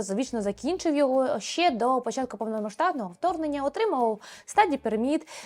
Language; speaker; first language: Ukrainian; native; Ukrainian